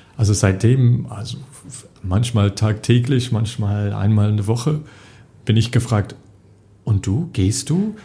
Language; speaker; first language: German; non-native, fluent; English